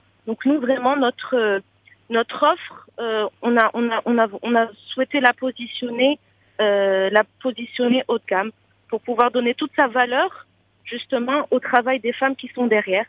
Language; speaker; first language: French; non-native, local second language; Arabic